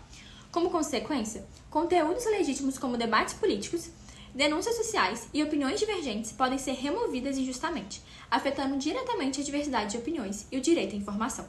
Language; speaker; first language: Portuguese; native; Portuguese